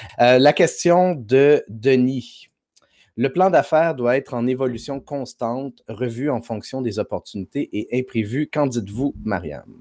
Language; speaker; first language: French; native; French